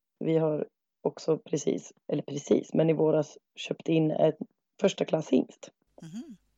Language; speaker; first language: Swedish; native; Swedish